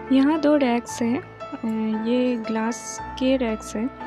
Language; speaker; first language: Hindi; non-native, local second language; Bangla